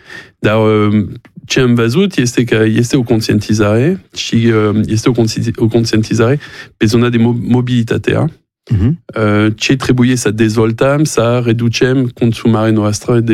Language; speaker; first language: Romanian; non-native, learner; French